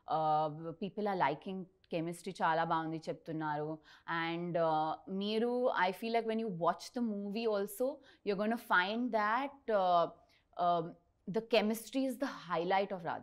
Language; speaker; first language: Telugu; non-native, learner; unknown